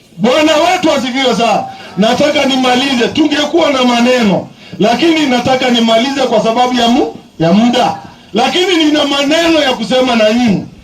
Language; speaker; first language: Swahili; non-native, local second language; Kalenjin